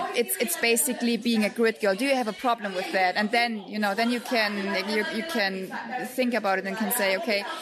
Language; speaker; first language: English; non-native, fluent; German